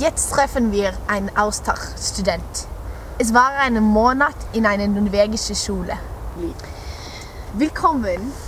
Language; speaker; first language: German; non-native, learner; Norwegian